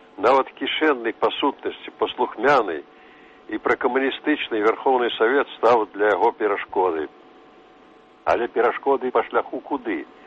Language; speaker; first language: Belarusian; native; Belarusian